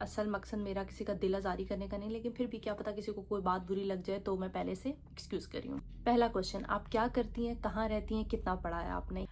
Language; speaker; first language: Urdu; native; Urdu